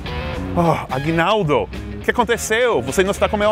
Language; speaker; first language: Portuguese; non-native, fluent; English